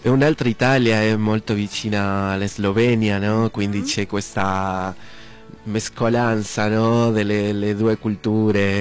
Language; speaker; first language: Italian; non-native, learner; Spanish